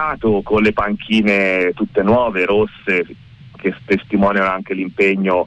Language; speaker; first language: Italian; native; Italian